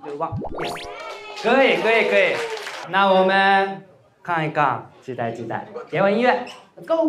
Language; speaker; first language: Chinese; non-native, fluent; Japanese